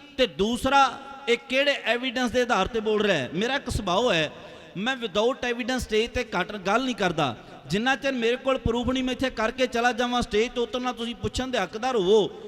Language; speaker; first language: Punjabi; native; Punjabi